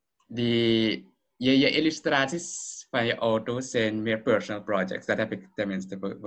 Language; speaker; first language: English; non-native, fluent; Dutch